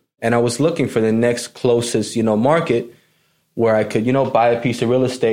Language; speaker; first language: English; native; English